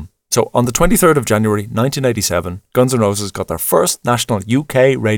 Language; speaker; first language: English; native; English